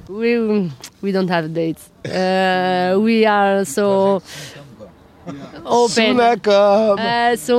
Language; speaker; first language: English; non-native, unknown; Italian